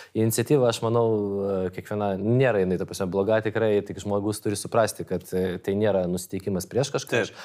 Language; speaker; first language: Lithuanian; non-native, local second language; Polish